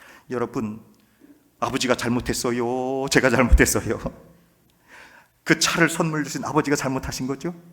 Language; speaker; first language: Korean; native; Korean